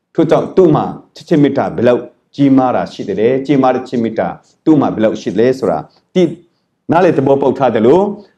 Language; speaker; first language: Burmese; non-native, local second language; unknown